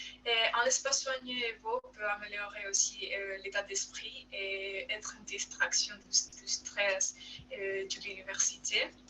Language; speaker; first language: French; non-native, learner; Spanish